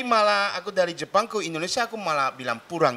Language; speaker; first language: Indonesian; non-native, fluent; Japanese